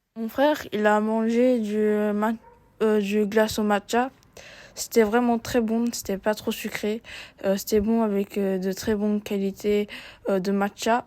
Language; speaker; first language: French; non-native, learner; Japanese